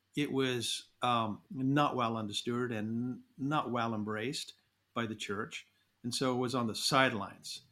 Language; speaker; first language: English; native; English